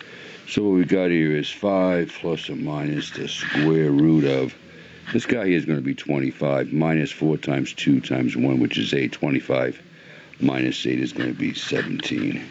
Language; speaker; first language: English; native; English